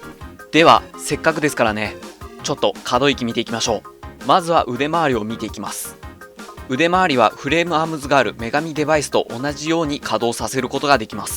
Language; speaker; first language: Japanese; native; Japanese